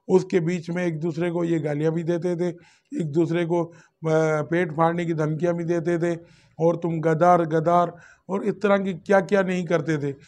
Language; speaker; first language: Urdu; non-native, local second language; Sindhi